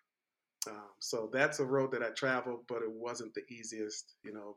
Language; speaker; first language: English; native; English